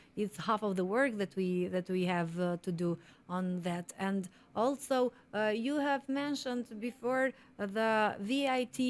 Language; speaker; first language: English; non-native, fluent; Albanian